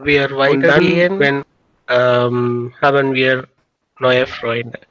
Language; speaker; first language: German; non-native, learner; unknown